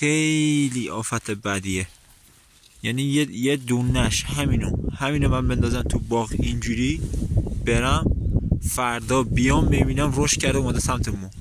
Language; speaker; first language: Persian; native; Persian